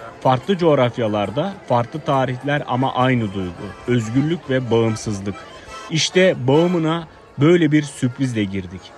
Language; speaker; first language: Turkish; native; Turkish